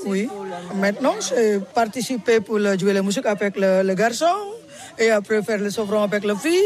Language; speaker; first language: French; non-native, learner; Balinese